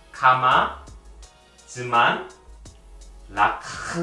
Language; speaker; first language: Hebrew; non-native, learner; Korean